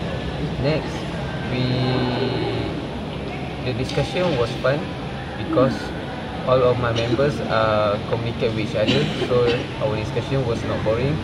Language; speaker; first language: English; non-native, local second language; Malay